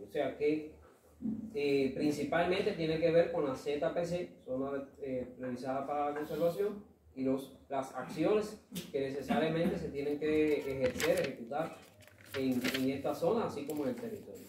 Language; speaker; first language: Spanish; native; Spanish